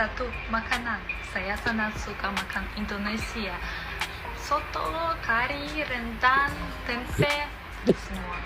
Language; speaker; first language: Indonesian; non-native, fluent; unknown